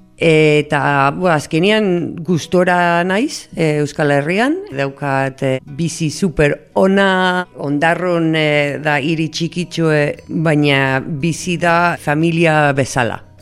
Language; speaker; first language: Basque; non-native, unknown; English